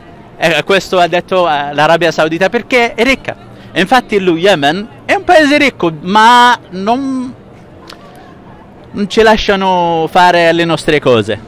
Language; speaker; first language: Italian; non-native, fluent; Arabic